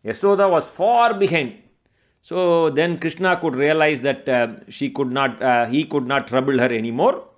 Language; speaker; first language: English; non-native, local second language; Tamil